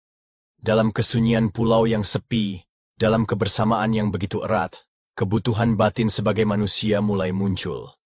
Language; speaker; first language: Indonesian; native; Indonesian